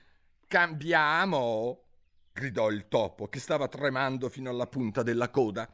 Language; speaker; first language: Italian; native; Italian